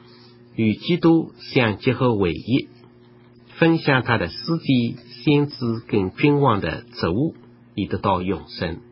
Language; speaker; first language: Chinese; native; Chinese